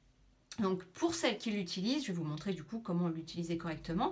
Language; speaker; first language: French; native; French